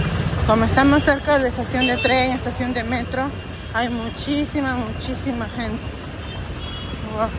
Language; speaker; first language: Spanish; native; Spanish